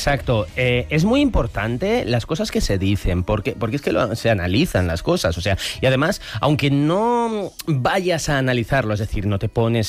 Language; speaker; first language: Spanish; native; Spanish